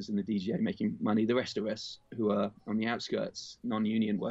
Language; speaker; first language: English; native; English